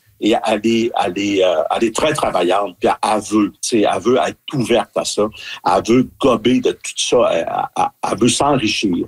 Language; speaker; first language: French; native; French